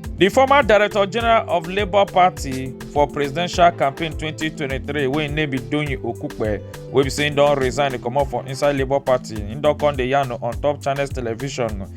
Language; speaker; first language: Nigerian Pidgin; native; Nigerian Pidgin